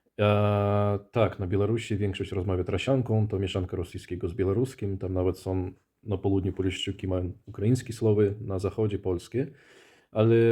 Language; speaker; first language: Polish; non-native, fluent; Russian